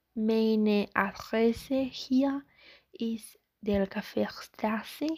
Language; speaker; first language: German; non-native, learner; Spanish